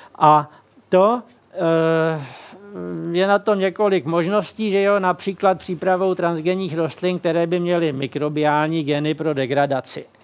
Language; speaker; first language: Czech; native; Czech